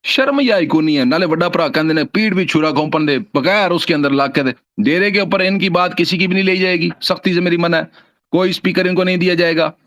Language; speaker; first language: Urdu; non-native, local second language; Punjabi